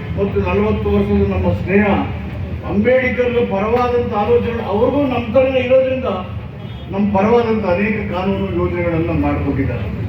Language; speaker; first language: Kannada; native; Kannada